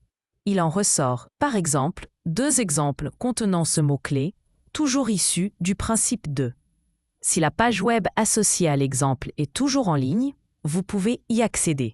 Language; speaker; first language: French; native; French